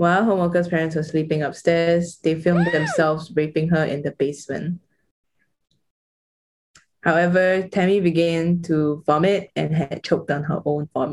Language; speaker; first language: English; native; English